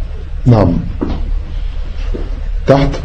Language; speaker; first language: Arabic; non-native, fluent; French